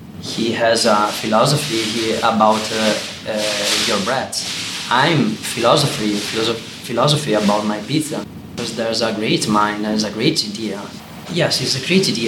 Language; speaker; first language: English; non-native, learner; Italian